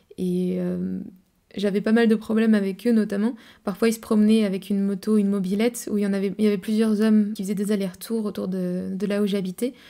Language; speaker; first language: French; native; French